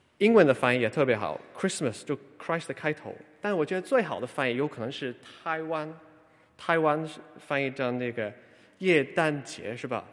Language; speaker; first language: Chinese; non-native, fluent; English